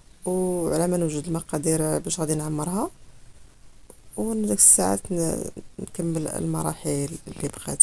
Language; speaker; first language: Arabic; native; Arabic